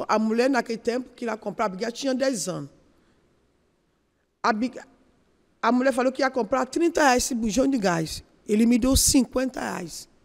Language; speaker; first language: Portuguese; non-native, learner; Yoruba